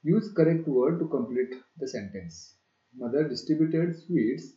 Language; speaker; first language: English; non-native, local second language; Marathi